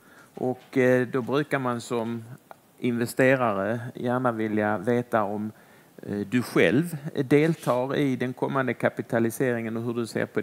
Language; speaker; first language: Swedish; native; Swedish